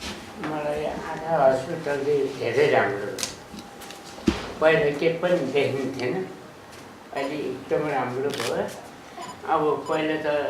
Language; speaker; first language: Nepali; non-native, local second language; Newari